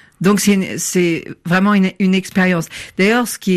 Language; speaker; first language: French; native; French